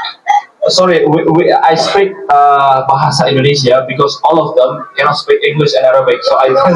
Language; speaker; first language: English; non-native, fluent; Indonesian